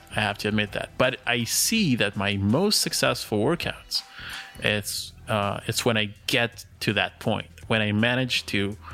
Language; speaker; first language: English; early bilingual, other home language; Russian